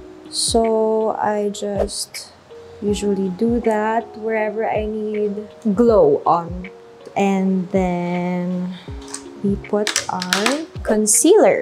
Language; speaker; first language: English; non-native, local second language; Filipino